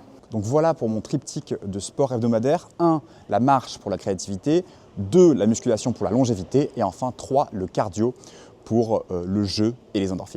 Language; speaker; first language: French; native; French